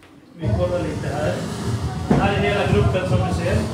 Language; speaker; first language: Swedish; early bilingual, other home language; Assyrian Neo-Aramaic